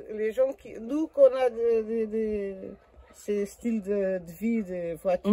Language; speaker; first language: French; non-native, learner; Portuguese